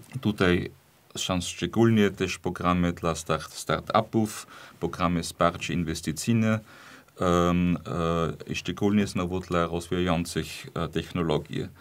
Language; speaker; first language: Polish; non-native, fluent; German